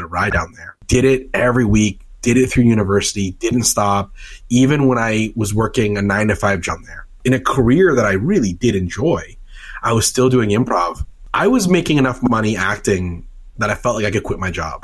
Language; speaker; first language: English; native; English